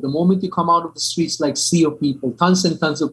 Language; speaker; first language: English; non-native, local second language; Min Nan Chinese